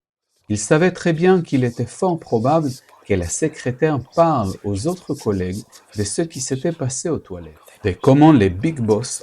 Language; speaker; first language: French; non-native, fluent; Spanish